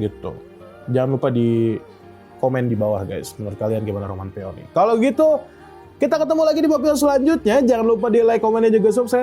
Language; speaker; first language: Indonesian; native; Indonesian